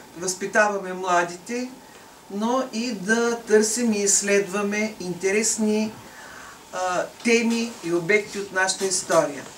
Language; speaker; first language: Bulgarian; native; Bulgarian